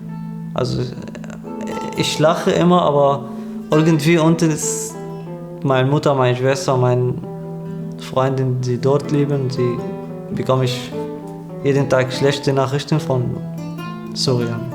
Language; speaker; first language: German; non-native, learner; Arabic